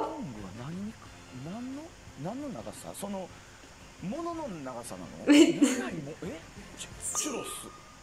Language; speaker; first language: Japanese; native; Japanese